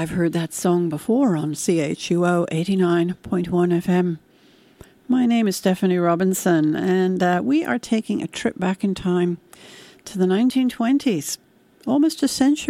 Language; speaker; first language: English; native; English